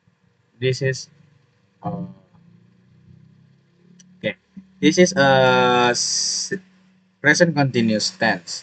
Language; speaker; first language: English; non-native, learner; Indonesian